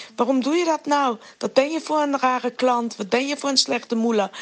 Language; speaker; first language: Dutch; non-native, fluent; Persian